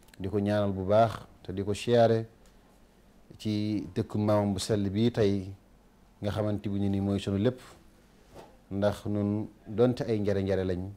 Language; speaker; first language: Wolof; native; Wolof